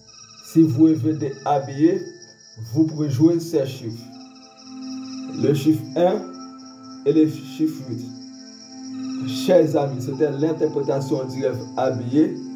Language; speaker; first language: French; non-native, local second language; Haitian Creole